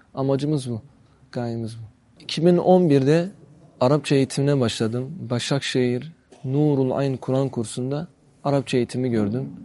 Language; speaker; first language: Turkish; native; Turkish